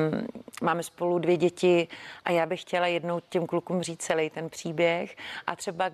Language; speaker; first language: Czech; native; Czech